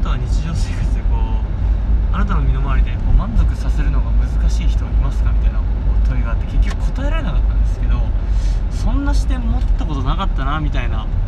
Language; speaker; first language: Japanese; native; Japanese